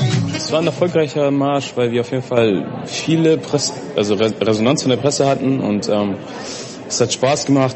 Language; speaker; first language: German; early bilingual, other home language; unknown